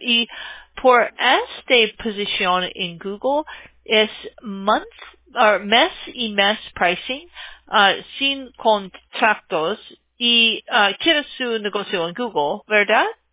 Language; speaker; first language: Spanish; non-native, learner; English